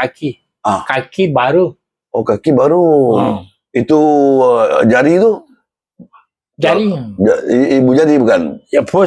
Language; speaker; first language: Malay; non-native, local second language; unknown